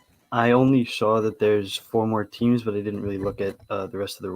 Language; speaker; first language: English; native; English